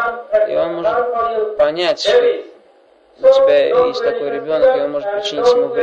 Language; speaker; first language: Russian; non-native, fluent; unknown